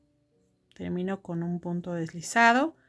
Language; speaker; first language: Spanish; native; Spanish